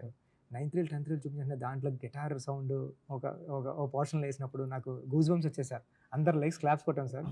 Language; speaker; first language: Telugu; native; Telugu